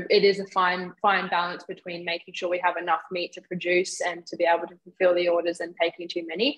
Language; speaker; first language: English; native; English